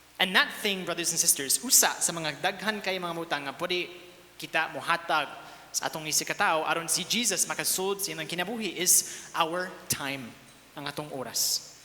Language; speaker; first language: Cebuano; native; Cebuano